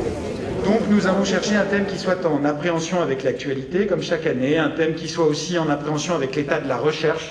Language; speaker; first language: French; native; French